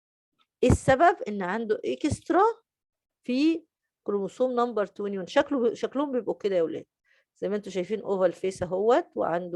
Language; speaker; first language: Arabic; native; Arabic